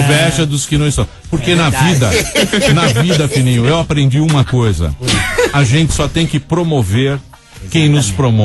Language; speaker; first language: Portuguese; native; Portuguese